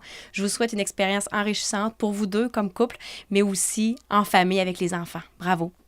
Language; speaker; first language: French; native; French